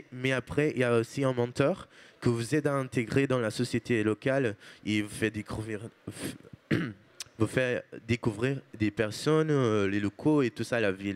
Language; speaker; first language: French; non-native, fluent; Portuguese